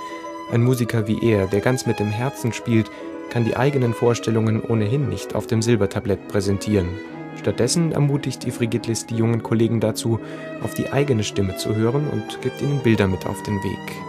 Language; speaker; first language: German; native; German